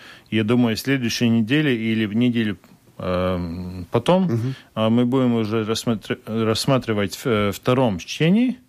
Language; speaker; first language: Russian; non-native, local second language; Latvian